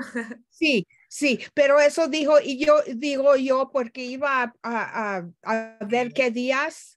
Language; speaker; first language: Spanish; non-native, learner; English